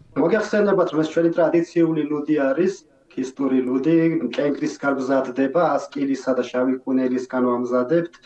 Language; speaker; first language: Georgian; non-native, local second language; Chechen